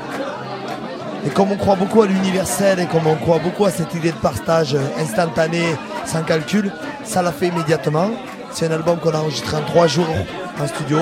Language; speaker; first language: French; native; French